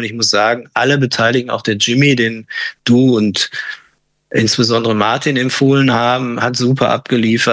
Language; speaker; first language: German; native; German